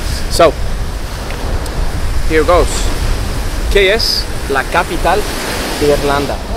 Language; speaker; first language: Spanish; non-native, fluent; English